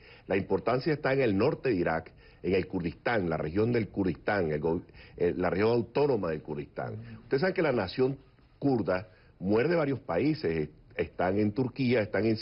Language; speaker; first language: Spanish; native; Spanish